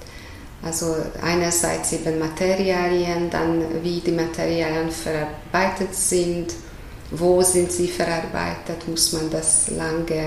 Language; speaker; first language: German; non-native, fluent; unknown